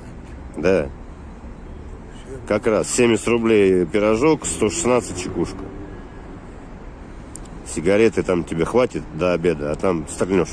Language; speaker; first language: Russian; native; Russian